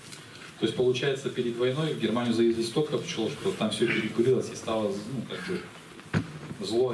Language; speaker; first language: Russian; native; Russian